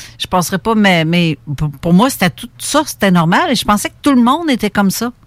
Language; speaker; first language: French; native; French